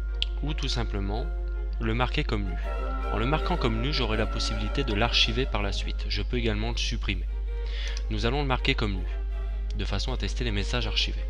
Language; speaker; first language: French; native; French